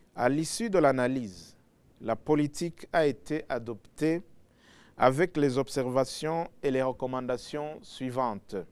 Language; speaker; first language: French; non-native, local second language; Rundi